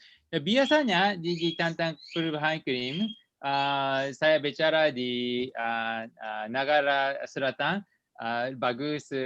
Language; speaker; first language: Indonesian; non-native, learner; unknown